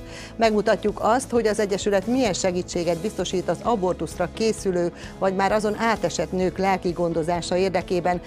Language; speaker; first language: Hungarian; native; Hungarian